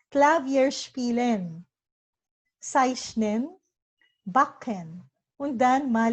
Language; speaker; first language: German; non-native, learner; Filipino